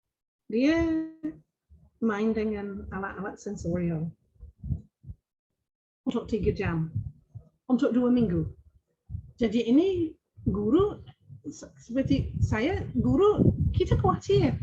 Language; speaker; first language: Indonesian; non-native, fluent; English